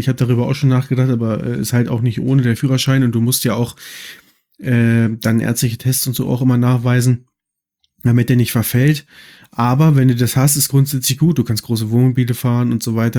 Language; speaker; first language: German; native; German